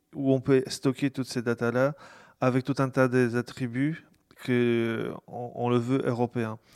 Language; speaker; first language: French; non-native, fluent; Polish